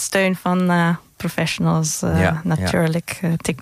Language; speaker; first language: Dutch; non-native, fluent; Turkish